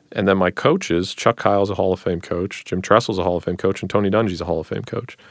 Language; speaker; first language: English; native; English